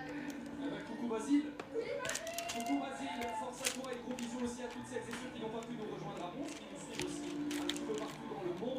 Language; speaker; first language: French; native; French